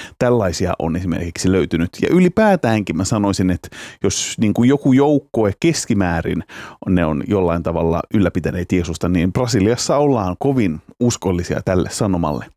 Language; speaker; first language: Finnish; native; Finnish